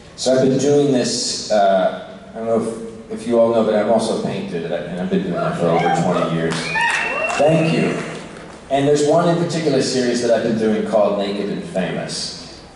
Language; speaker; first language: English; native; English